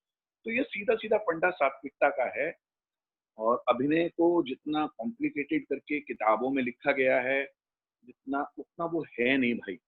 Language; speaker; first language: Hindi; native; Hindi